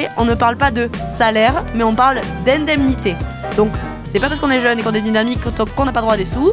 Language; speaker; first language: French; native; French